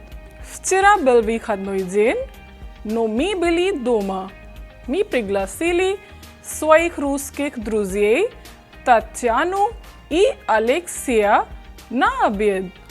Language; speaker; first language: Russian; non-native, fluent; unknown